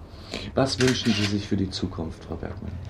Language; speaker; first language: German; native; German